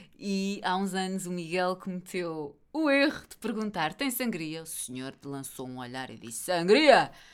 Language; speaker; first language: Portuguese; native; Portuguese